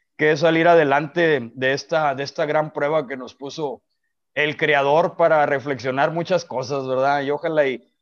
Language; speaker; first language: Spanish; native; Spanish